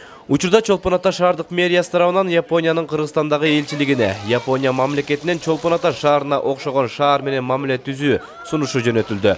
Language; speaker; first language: Kyrgyz; native; Kyrgyz